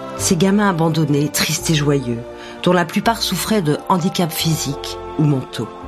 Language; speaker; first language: French; native; French